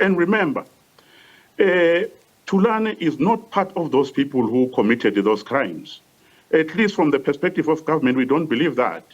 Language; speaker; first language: English; non-native, local second language; Swati